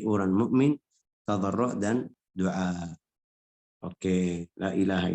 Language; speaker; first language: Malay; non-native, fluent; Arabic